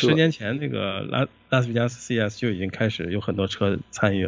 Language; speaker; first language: Chinese; native; Chinese